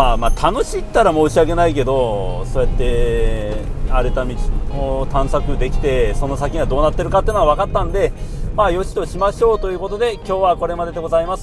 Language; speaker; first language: Japanese; native; Japanese